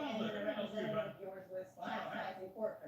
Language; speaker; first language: English; native; English